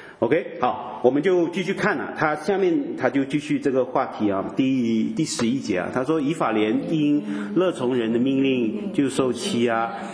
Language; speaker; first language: Chinese; native; Chinese